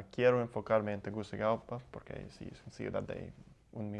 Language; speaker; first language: Spanish; non-native, learner; English